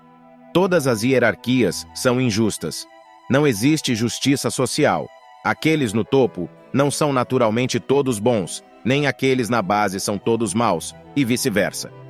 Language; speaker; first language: Portuguese; native; Portuguese